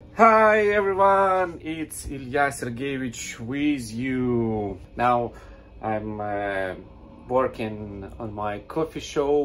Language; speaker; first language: English; non-native, learner; Russian